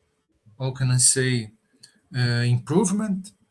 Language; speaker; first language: English; non-native, learner; Portuguese